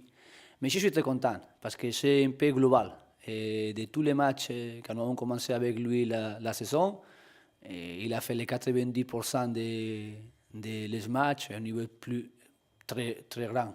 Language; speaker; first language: French; non-native, learner; Spanish